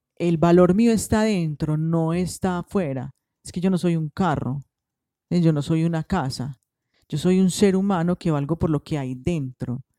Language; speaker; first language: Spanish; native; Spanish